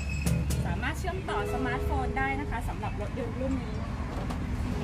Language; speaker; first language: Thai; native; Thai